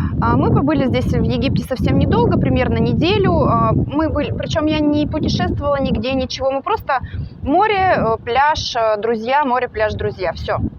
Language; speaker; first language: Russian; native; Russian